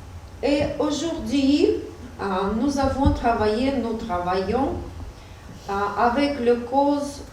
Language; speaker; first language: French; non-native, learner; Russian